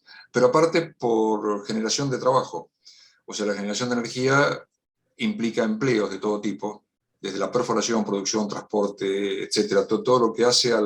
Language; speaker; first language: Spanish; native; Spanish